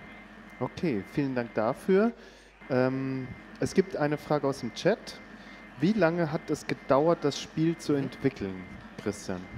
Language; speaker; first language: German; native; German